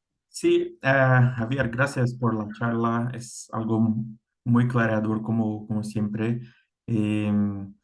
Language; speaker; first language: Spanish; non-native, fluent; Portuguese